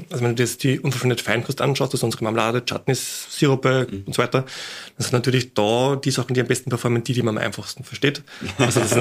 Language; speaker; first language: German; native; German